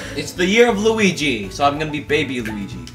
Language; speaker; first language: English; native; English